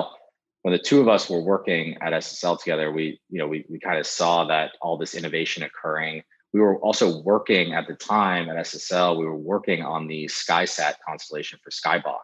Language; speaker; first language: English; native; English